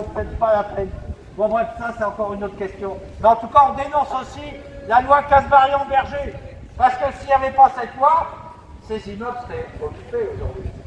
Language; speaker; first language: French; native; French